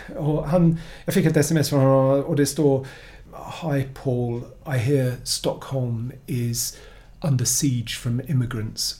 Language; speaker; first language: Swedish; non-native, fluent; English